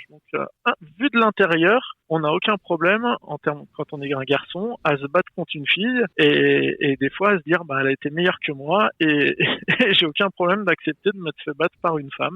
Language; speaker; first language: French; native; French